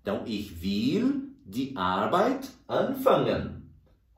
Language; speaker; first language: German; non-native, fluent; Portuguese